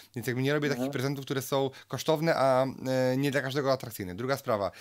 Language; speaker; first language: Polish; native; Polish